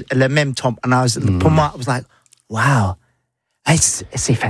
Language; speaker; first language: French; non-native, learner; English